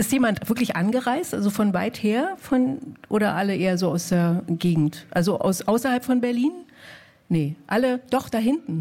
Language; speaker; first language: German; native; German